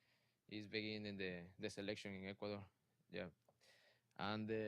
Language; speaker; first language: English; non-native, learner; Spanish